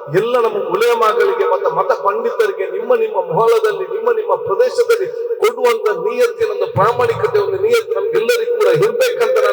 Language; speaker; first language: Kannada; non-native, local second language; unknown